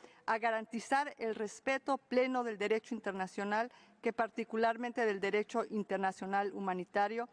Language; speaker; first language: Spanish; native; Spanish